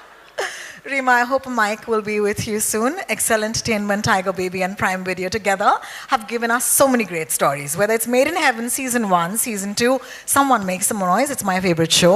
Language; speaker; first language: English; non-native, local second language; Hindi